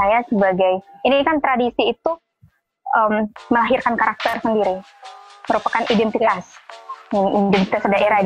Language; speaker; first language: Indonesian; native; Indonesian